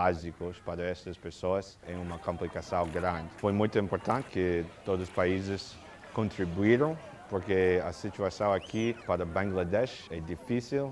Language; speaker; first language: Portuguese; non-native, fluent; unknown